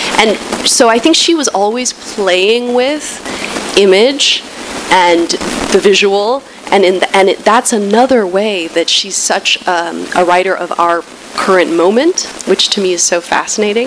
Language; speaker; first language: English; early bilingual, other home language; Spanish